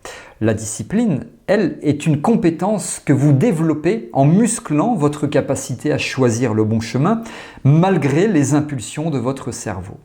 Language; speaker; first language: French; native; French